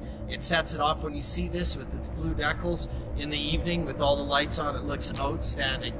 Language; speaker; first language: English; native; English